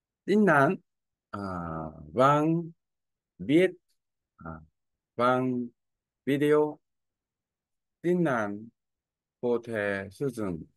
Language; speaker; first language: Vietnamese; non-native, learner; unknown